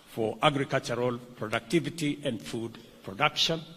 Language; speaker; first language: English; non-native, local second language; Kalenjin